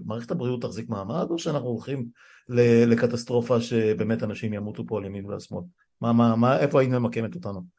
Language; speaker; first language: Hebrew; native; Hebrew